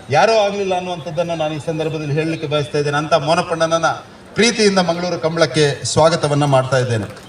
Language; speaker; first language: Kannada; non-native, local second language; Tulu